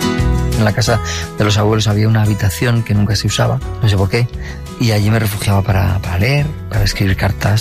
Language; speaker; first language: Spanish; native; Spanish